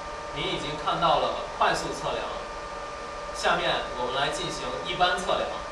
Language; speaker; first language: Chinese; native; Chinese